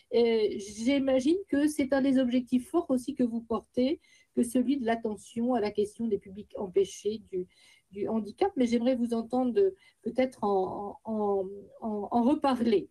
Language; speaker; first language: French; native; French